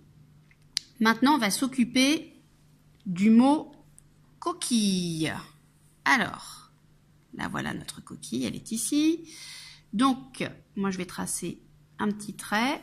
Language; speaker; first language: French; native; French